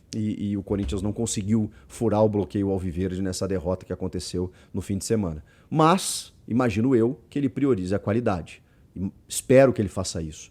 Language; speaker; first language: Portuguese; native; Portuguese